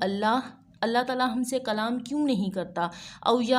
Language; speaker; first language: Urdu; native; Urdu